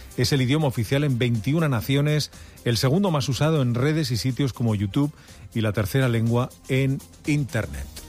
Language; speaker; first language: Spanish; native; Spanish